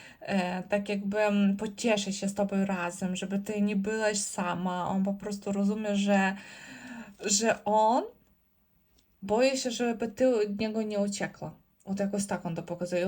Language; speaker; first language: Polish; non-native, learner; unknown